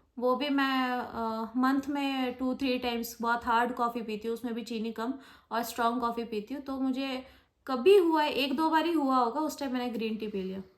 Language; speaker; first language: Hindi; non-native, local second language; Bangla